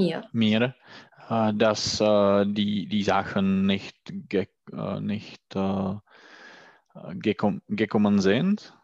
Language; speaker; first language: German; non-native, learner; Czech